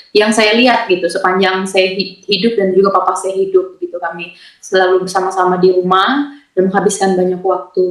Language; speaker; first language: Indonesian; native; Indonesian